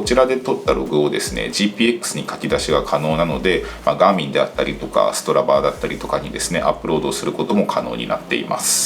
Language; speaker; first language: Japanese; native; Japanese